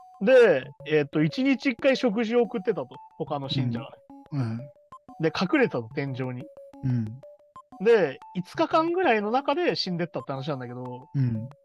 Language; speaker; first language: Japanese; native; Japanese